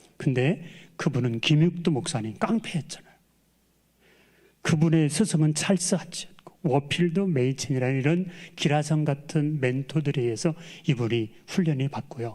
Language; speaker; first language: Korean; native; Korean